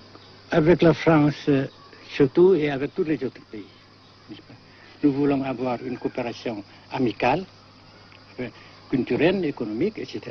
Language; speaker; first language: French; non-native, local second language; Vietnamese